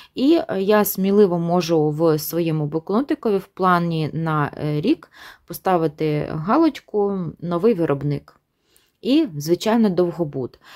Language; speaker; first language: Ukrainian; non-native, local second language; Russian